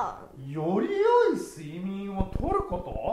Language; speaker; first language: Japanese; native; Japanese